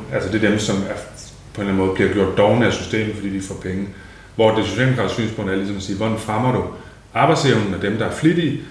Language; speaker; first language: Danish; native; Danish